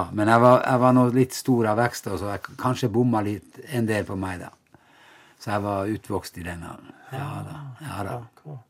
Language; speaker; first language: Norwegian; native; Norwegian